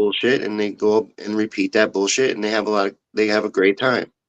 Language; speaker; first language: English; native; English